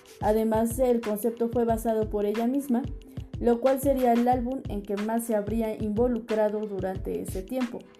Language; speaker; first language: Spanish; native; Spanish